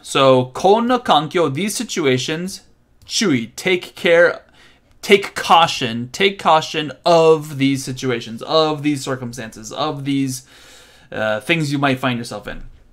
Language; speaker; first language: English; native; English